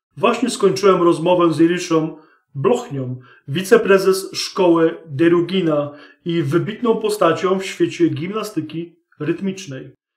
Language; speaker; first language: Polish; native; Polish